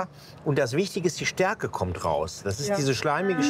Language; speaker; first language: German; native; German